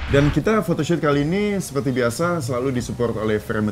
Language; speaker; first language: Indonesian; native; Indonesian